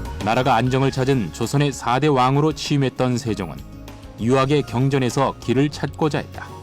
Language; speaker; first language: Korean; native; Korean